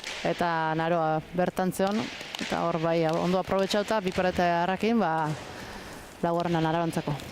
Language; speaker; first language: Basque; native; Basque